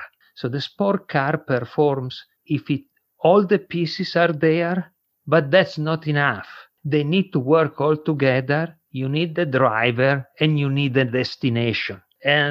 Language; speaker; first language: English; non-native, fluent; Italian